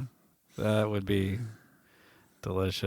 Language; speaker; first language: English; native; English